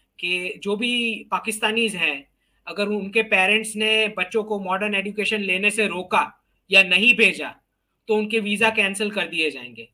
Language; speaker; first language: Hindi; native; Hindi